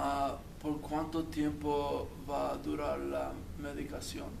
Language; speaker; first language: Spanish; non-native, learner; English